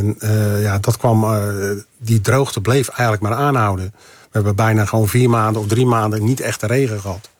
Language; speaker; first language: Dutch; native; Dutch